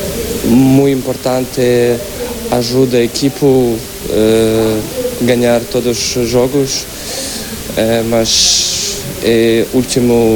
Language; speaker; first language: Portuguese; non-native, learner; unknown